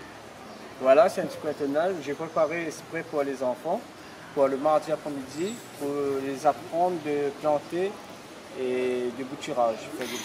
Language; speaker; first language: French; non-native, local second language; Réunion Creole French